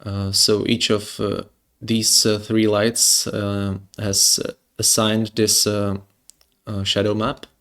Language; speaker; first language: English; non-native, fluent; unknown